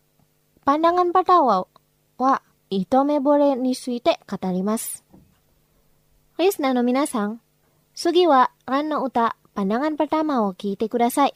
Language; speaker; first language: Japanese; non-native, fluent; Indonesian